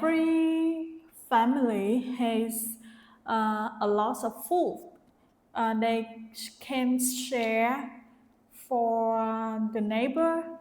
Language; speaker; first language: English; non-native, learner; Vietnamese